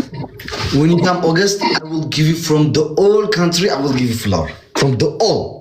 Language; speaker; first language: English; non-native, learner; Amharic